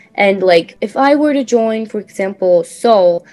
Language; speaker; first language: English; non-native, fluent; Portuguese